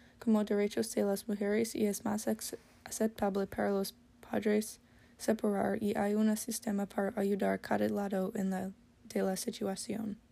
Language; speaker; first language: Spanish; non-native, learner; English